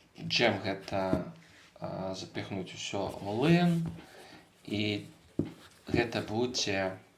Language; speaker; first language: Belarusian; non-native, local second language; Russian